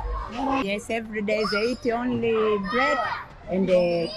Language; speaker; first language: English; non-native, local second language; Swahili